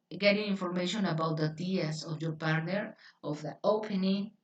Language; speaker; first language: English; non-native, fluent; Spanish